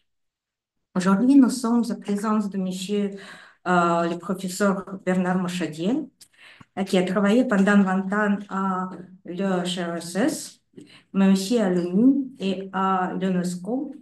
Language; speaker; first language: French; non-native, fluent; Russian